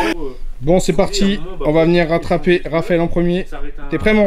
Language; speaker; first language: French; native; French